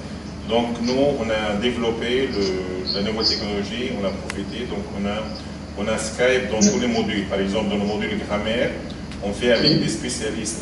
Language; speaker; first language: French; non-native, fluent; Arabic